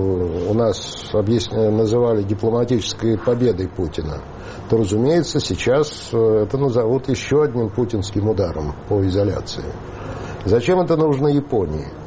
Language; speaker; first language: Russian; native; Russian